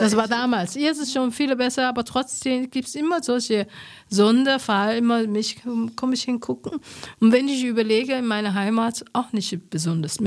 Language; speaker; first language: German; non-native, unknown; Chinese